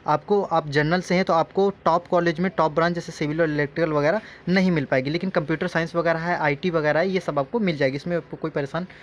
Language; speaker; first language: Hindi; native; Hindi